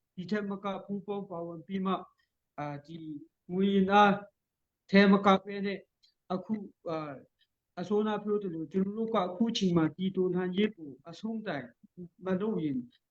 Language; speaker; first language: Burmese; non-native, local second language; Hakha Chin